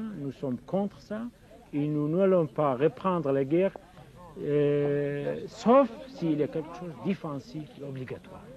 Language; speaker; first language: French; non-native, fluent; Kurdish